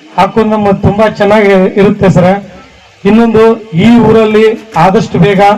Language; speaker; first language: Kannada; non-native, local second language; Lambadi